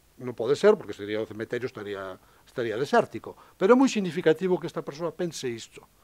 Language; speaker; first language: Galician; native; Galician